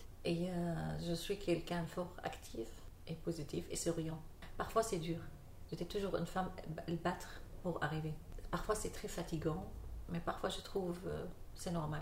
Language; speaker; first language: French; non-native, learner; Arabic